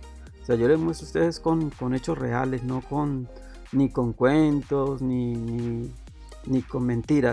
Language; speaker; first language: Spanish; native; Spanish